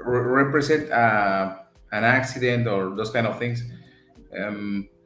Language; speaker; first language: English; non-native, learner; Spanish